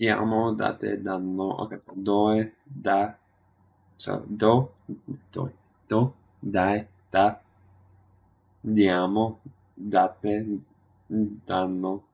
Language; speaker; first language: Italian; non-native, learner; English